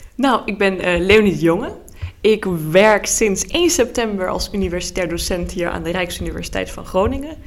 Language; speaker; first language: Dutch; early bilingual, heritage; Dutch